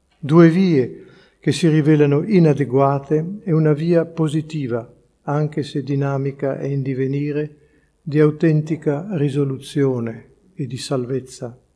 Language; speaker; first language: Italian; native; Italian